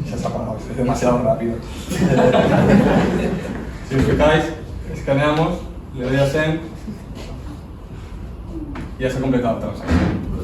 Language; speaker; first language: Spanish; native; Spanish